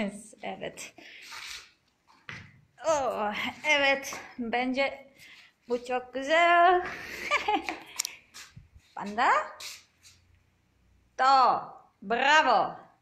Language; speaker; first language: Turkish; non-native, learner; Serbian